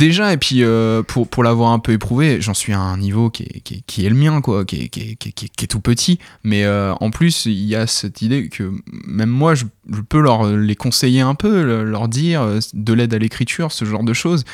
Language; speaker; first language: French; native; French